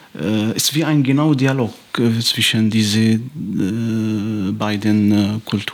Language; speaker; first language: German; non-native, fluent; Arabic